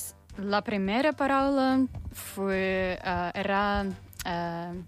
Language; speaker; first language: Catalan; non-native, learner; Russian